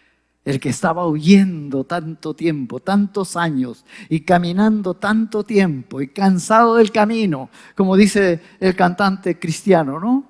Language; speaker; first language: Spanish; native; Spanish